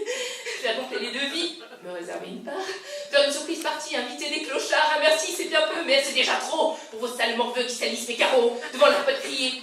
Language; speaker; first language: French; native; French